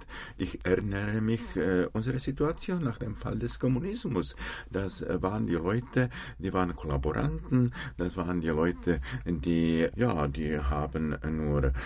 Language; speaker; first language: German; non-native, fluent; Czech